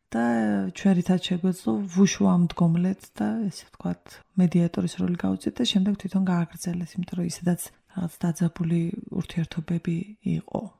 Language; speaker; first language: Georgian; native; Georgian